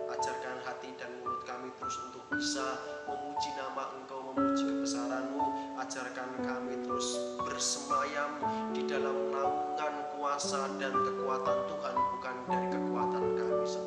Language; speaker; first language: Indonesian; native; Indonesian